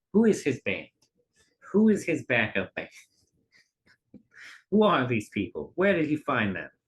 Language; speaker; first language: English; native; English